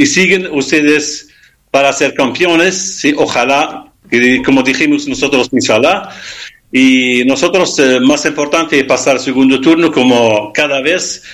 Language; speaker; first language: Spanish; non-native, fluent; Arabic